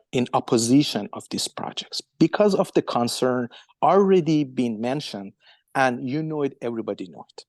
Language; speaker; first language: English; non-native, fluent; Persian